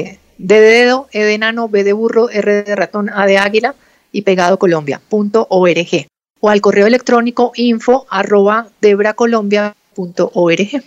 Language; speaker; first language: Spanish; native; Spanish